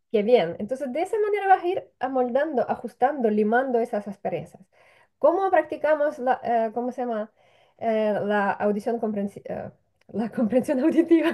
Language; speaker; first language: Spanish; non-native, fluent; Ukrainian